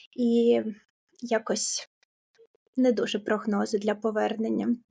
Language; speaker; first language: Ukrainian; non-native, local second language; Russian